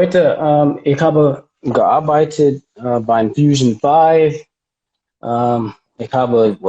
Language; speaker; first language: German; non-native, learner; English